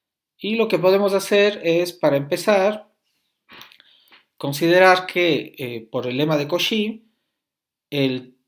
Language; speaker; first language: Spanish; native; Spanish